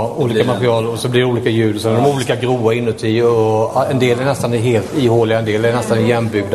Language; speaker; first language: Swedish; native; Swedish